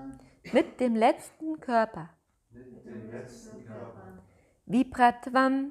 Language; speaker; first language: German; native; German